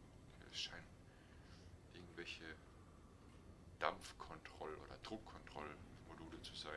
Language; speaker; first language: German; native; German